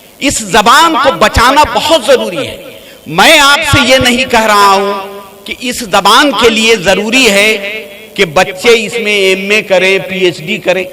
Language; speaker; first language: Urdu; native; Urdu